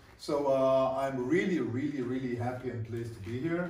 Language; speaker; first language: English; non-native, fluent; Hebrew